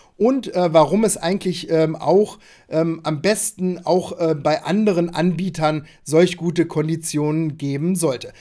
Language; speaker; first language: German; native; German